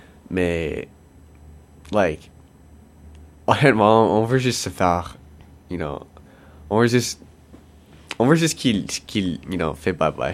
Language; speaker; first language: French; non-native, local second language; English